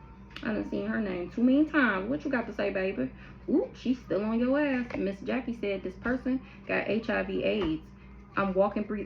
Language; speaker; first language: English; native; English